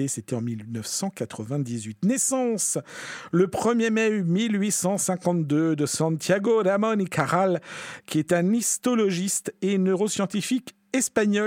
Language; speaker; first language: French; native; French